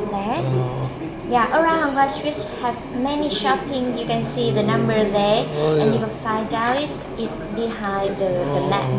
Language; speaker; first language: English; non-native, learner; Vietnamese